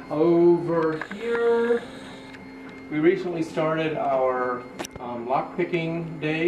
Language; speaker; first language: English; native; English